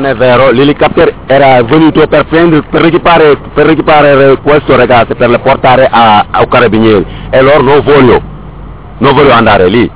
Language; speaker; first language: Italian; non-native, learner; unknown